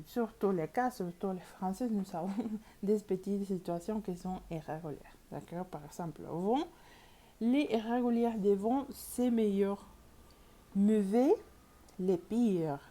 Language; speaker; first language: French; non-native, learner; Spanish